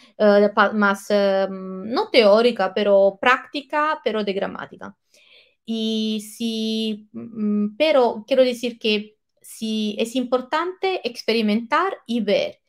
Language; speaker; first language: Spanish; non-native, fluent; Italian